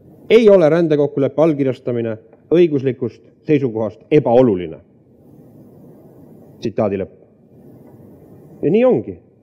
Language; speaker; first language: Estonian; native; Estonian